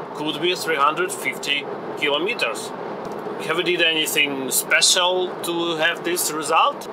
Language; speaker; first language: English; non-native, fluent; Ukrainian